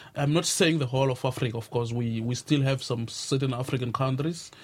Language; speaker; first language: English; non-native, local second language; Tsonga